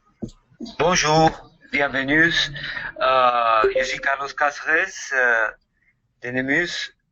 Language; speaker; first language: French; non-native, fluent; Spanish